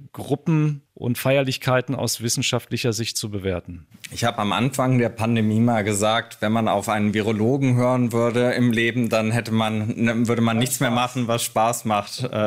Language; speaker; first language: German; native; German